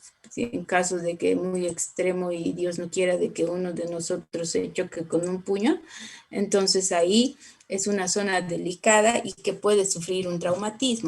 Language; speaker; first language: Spanish; native; Spanish